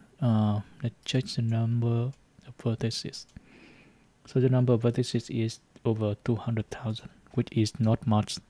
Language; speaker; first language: English; non-native, learner; Vietnamese